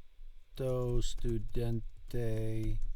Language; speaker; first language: Italian; non-native, learner; English